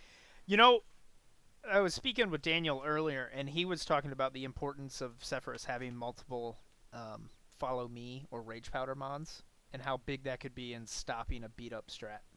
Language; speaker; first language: English; native; English